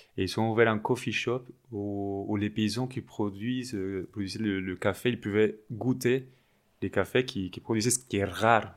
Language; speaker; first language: French; non-native, fluent; Spanish